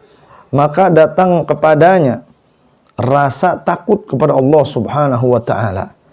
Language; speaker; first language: Indonesian; native; Indonesian